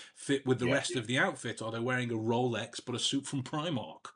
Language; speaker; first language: English; native; English